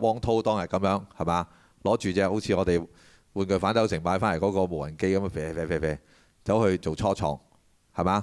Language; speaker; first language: Cantonese; native; Cantonese